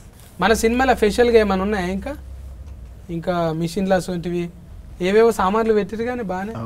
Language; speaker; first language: Telugu; native; Telugu